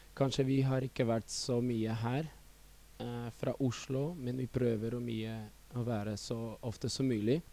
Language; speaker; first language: Norwegian; non-native, fluent; Estonian